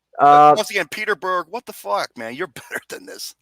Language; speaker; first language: English; native; English